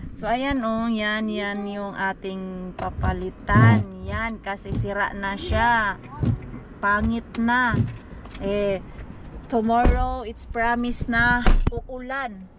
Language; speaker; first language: Filipino; non-native, local second language; Cebuano